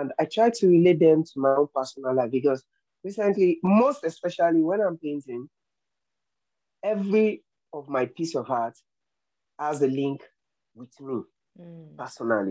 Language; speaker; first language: English; non-native, local second language; Yoruba